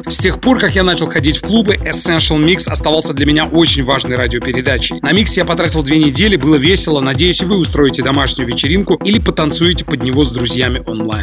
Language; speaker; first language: Russian; native; Russian